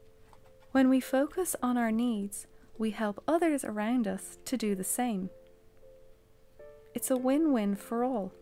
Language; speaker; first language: English; native; English